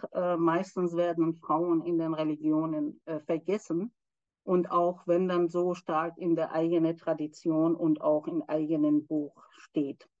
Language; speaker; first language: German; non-native, fluent; Persian